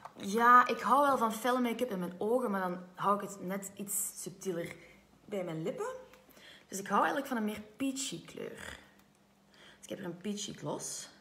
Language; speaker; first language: Dutch; native; Dutch